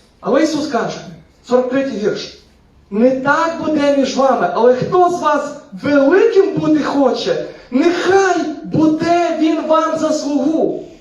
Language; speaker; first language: Ukrainian; non-native, local second language; Russian